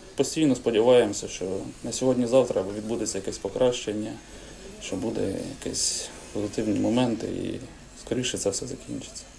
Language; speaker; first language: Ukrainian; native; Ukrainian